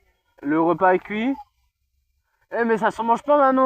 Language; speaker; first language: French; native; French